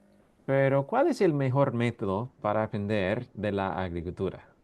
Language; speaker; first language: Spanish; non-native, fluent; English